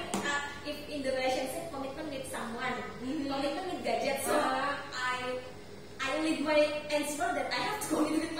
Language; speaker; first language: English; non-native, learner; Indonesian